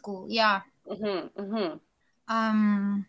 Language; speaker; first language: English; non-native, fluent; Spanish